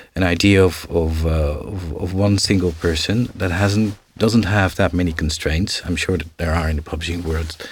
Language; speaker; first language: English; non-native, fluent; Dutch